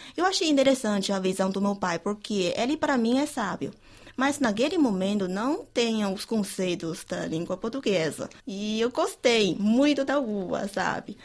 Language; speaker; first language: Portuguese; non-native, fluent; Chinese